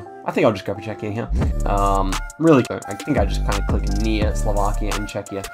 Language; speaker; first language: English; native; English